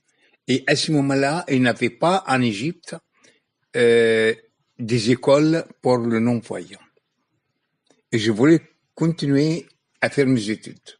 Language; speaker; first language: French; non-native, fluent; Arabic